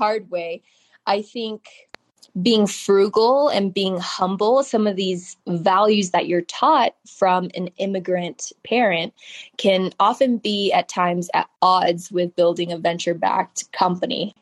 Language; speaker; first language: English; early bilingual, other home language; Chinese